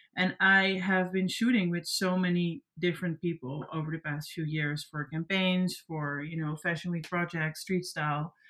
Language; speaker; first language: English; non-native, fluent; Dutch